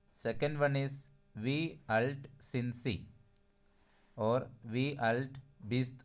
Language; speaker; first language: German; non-native, learner; Malayalam